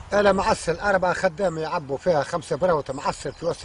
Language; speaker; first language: Arabic; native; Arabic